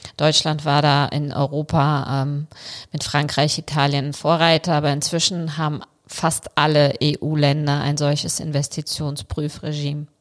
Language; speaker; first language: German; early bilingual, other home language; Bulgarian